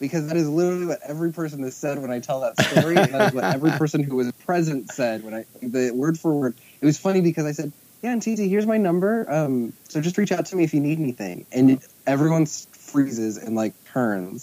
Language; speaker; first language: English; native; English